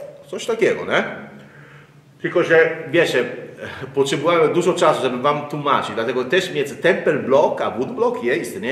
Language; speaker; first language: Polish; non-native, learner; Italian